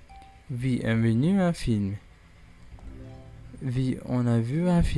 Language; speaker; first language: French; non-native, learner; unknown